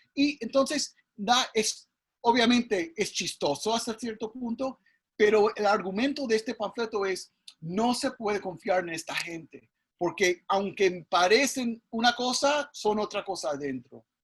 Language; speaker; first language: Spanish; early bilingual, heritage; English